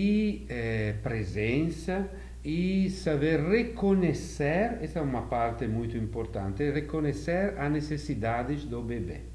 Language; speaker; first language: Portuguese; non-native, fluent; Italian